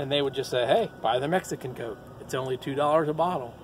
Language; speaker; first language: English; native; English